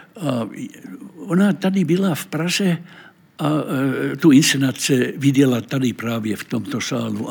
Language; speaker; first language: Czech; non-native, fluent; Finnish